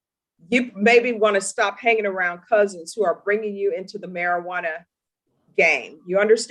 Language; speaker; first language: English; native; English